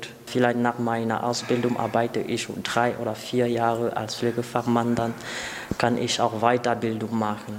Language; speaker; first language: German; non-native, learner; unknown